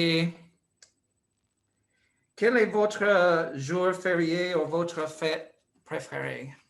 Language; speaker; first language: French; non-native, fluent; English